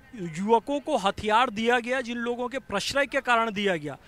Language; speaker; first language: Hindi; native; Hindi